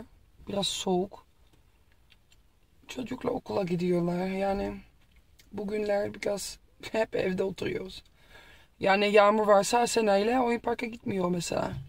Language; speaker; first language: Turkish; non-native, learner; Dutch